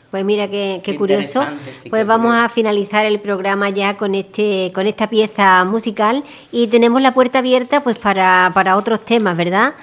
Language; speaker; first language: Spanish; native; Spanish